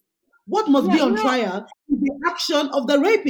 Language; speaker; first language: English; non-native, local second language; Yoruba